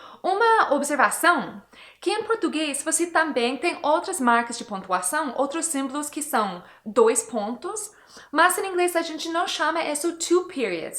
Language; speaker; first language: Portuguese; non-native, fluent; English